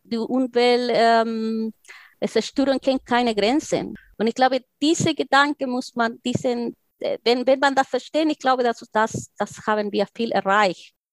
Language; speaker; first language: German; non-native, fluent; Spanish